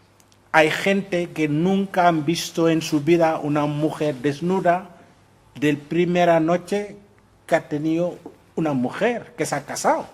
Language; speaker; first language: Spanish; non-native, fluent; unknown